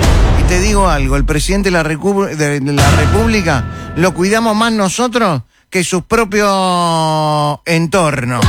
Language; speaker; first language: Spanish; native; Spanish